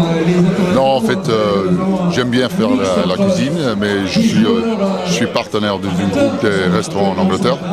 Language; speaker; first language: French; non-native, fluent; English